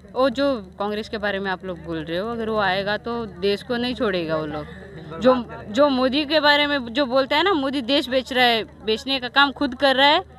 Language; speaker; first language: Hindi; non-native, local second language; Kannada